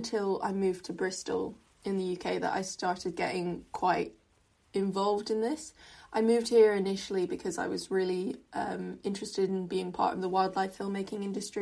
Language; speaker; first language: English; non-native, local second language; Cantonese